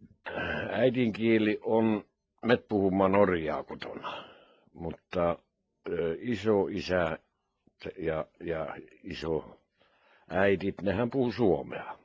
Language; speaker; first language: Finnish; non-native, local second language; Norwegian